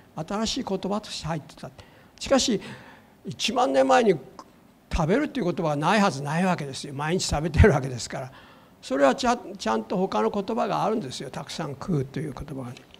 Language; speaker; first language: Japanese; native; Japanese